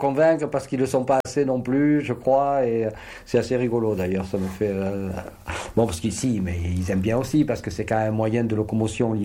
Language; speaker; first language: French; native; French